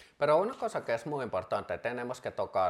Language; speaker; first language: Spanish; non-native, fluent; Finnish